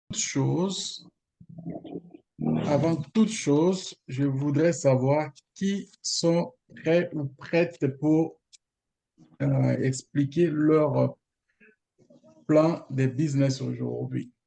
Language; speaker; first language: French; non-native, local second language; Swahili